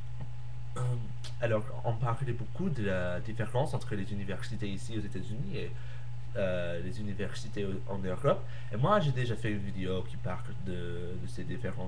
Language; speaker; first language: French; non-native, learner; English